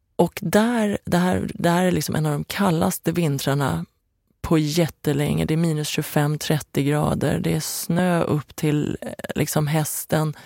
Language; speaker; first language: Swedish; early bilingual, other home language; Persian